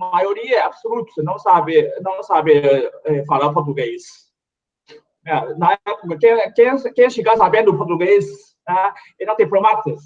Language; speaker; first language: Portuguese; non-native, fluent; Chinese